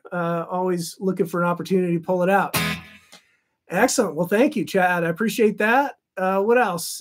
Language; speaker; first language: English; native; English